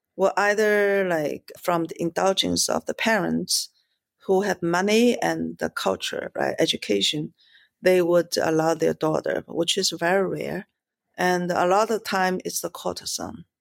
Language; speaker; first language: English; non-native, fluent; Chinese